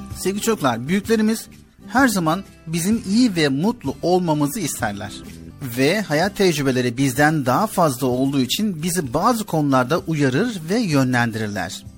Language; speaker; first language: Turkish; native; Turkish